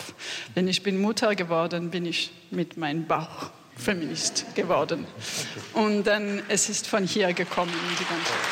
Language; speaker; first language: German; non-native, fluent; French